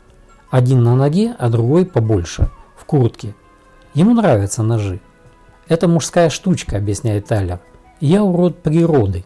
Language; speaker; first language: Russian; native; Russian